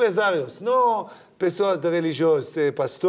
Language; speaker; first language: Portuguese; non-native, learner; Hebrew